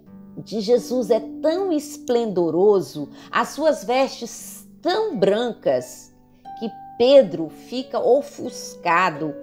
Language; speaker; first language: Portuguese; native; Portuguese